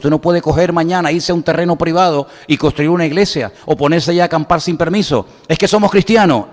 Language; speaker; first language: Spanish; native; Spanish